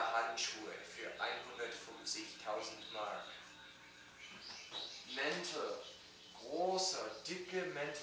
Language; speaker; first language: German; non-native, learner; English